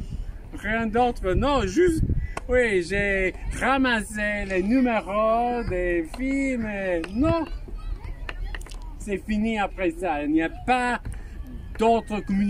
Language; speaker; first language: French; non-native, learner; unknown